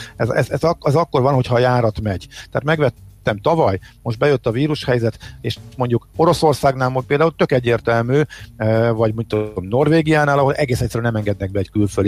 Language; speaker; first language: Hungarian; native; Hungarian